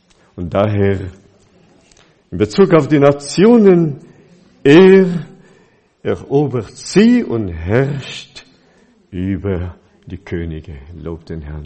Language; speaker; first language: German; non-native, fluent; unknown